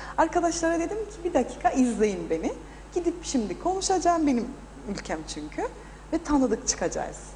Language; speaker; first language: Turkish; native; Turkish